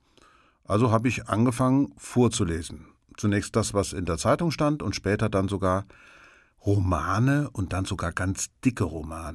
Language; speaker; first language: German; native; German